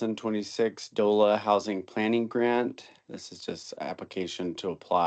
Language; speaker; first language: English; native; English